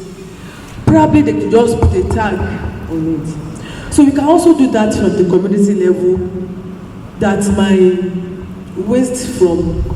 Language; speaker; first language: English; non-native, local second language; Yoruba